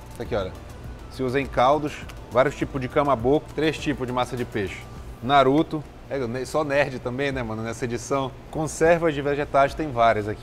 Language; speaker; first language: Portuguese; native; Portuguese